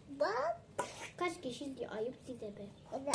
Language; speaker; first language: Turkish; early bilingual, other home language; Persian